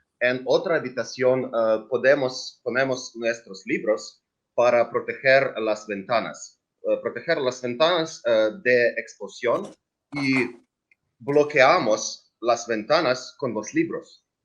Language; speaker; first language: Spanish; non-native, learner; Ukrainian